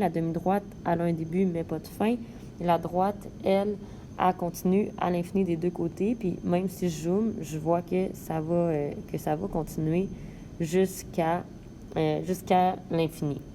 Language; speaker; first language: French; native; French